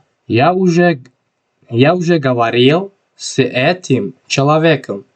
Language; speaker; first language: Russian; non-native, local second language; Tajik